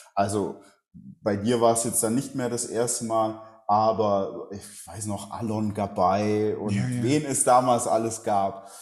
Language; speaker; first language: German; native; German